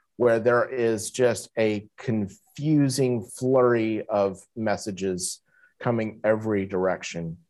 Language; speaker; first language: English; native; English